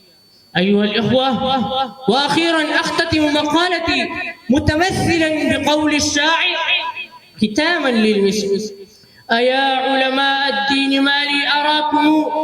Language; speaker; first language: Arabic; non-native, learner; Urdu